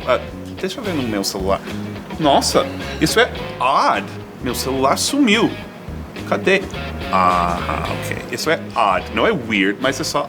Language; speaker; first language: Portuguese; non-native, fluent; English